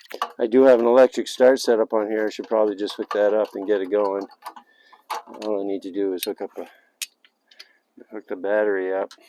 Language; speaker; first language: English; native; English